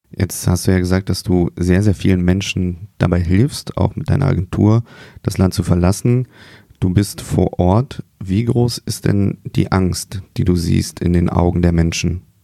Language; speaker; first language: German; native; German